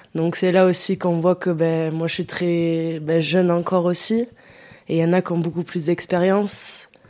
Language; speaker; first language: French; early bilingual, other home language; Dutch